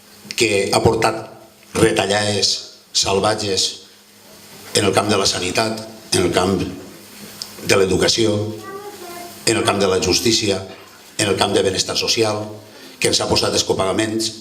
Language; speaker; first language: Catalan; native; Catalan